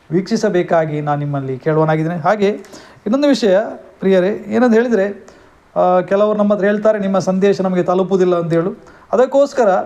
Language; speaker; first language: Kannada; non-native, local second language; Konkani